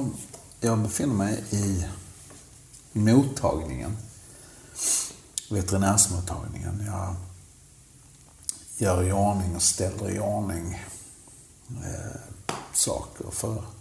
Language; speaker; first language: Swedish; native; Swedish